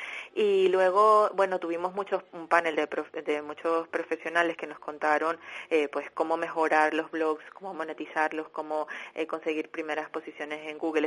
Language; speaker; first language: Spanish; native; Spanish